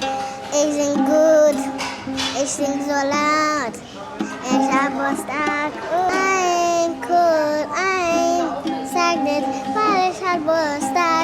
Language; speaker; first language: German; early bilingual, heritage; Amharic